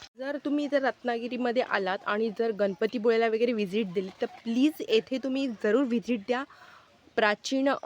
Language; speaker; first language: Marathi; non-native, local second language; Hindi